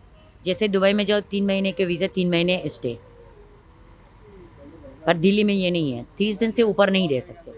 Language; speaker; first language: Hindi; non-native, fluent; Pashto